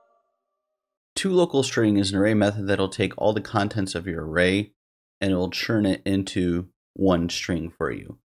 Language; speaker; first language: English; native; English